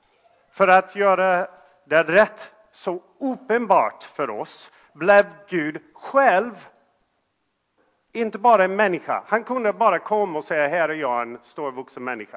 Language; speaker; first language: Swedish; non-native, fluent; English